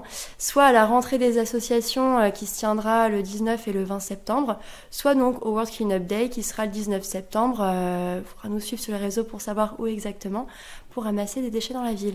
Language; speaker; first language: French; native; French